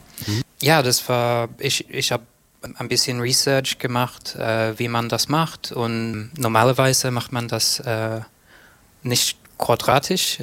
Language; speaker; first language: German; non-native, learner; English